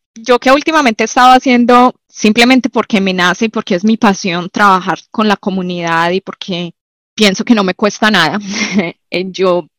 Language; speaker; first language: Spanish; native; Spanish